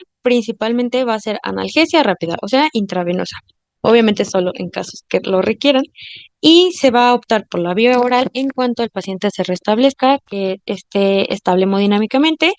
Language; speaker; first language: Spanish; native; Spanish